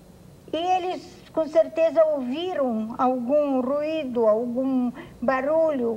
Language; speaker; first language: Portuguese; non-native, fluent; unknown